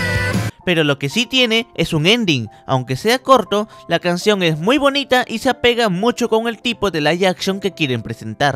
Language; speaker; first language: Spanish; native; Spanish